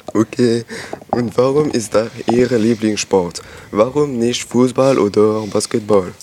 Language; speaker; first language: German; non-native, learner; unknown